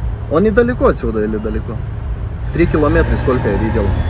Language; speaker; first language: Russian; non-native, learner; Lithuanian